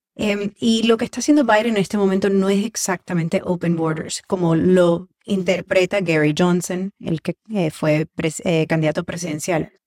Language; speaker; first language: Spanish; native; Spanish